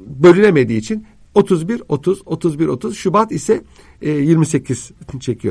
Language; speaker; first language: Turkish; native; Turkish